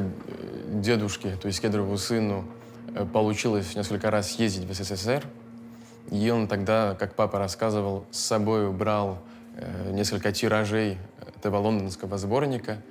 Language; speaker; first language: Russian; early bilingual, heritage; French